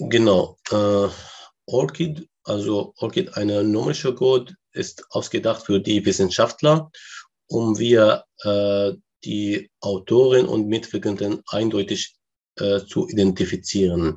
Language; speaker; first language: German; non-native, learner; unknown